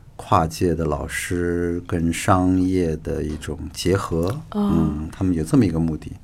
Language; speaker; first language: Chinese; native; Chinese